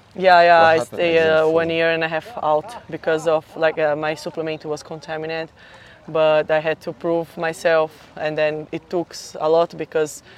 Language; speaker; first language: English; non-native, fluent; Portuguese